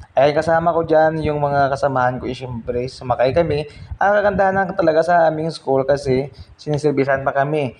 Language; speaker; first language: Filipino; non-native, local second language; Hiligaynon